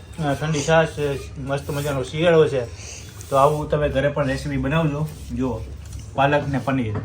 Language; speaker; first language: Gujarati; native; Gujarati